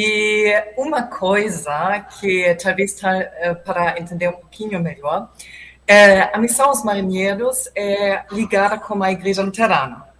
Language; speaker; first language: Portuguese; non-native, fluent; German